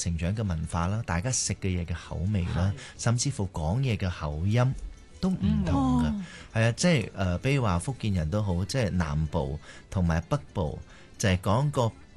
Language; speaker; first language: Cantonese; early bilingual, heritage; Cantonese